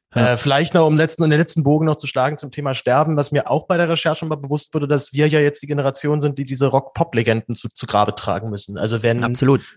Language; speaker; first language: German; native; German